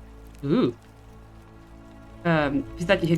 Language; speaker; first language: German; native; German